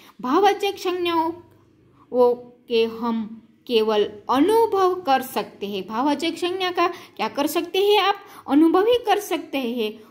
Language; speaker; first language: Hindi; non-native, local second language; Gujarati